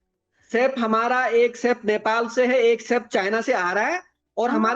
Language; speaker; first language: Hindi; native; Hindi